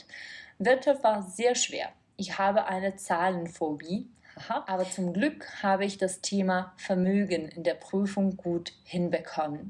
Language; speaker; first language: German; non-native, fluent; Czech